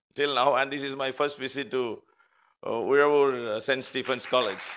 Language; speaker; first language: English; non-native, local second language; Malayalam